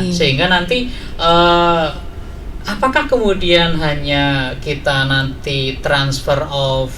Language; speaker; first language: Indonesian; native; Indonesian